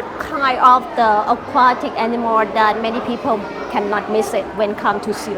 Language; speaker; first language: English; non-native, learner; Thai